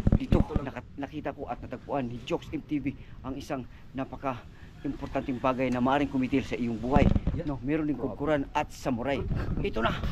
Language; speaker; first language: Filipino; native; Filipino